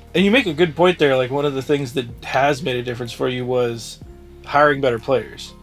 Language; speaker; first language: English; native; English